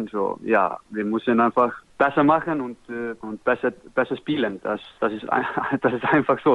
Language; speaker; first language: German; non-native, learner; Icelandic